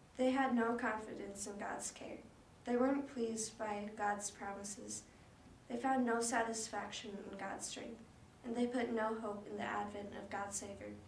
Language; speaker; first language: English; native; English